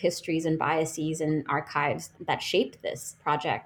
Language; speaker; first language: English; non-native, local second language; Bangla